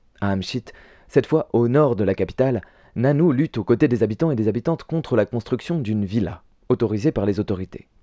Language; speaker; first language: French; native; French